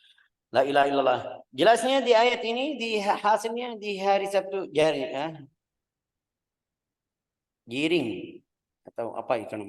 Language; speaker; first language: Indonesian; non-native, fluent; Arabic